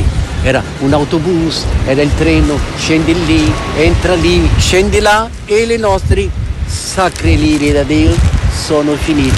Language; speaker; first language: Italian; non-native, fluent; Portuguese